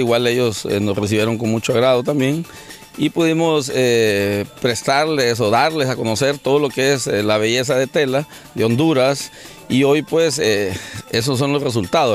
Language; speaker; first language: Spanish; native; Spanish